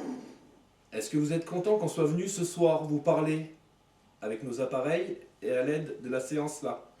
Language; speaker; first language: French; native; French